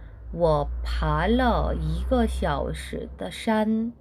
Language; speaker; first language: Chinese; non-native, fluent; Korean